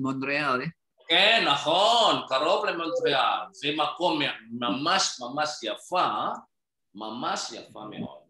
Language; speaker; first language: Hebrew; non-native, learner; Indonesian